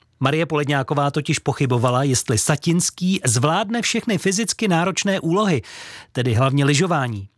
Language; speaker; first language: Czech; native; Czech